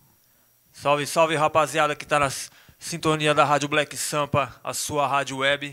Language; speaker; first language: Portuguese; native; Portuguese